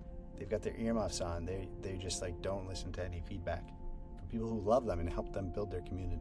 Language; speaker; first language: English; native; English